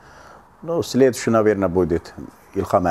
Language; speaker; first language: Russian; non-native, local second language; Azerbaijani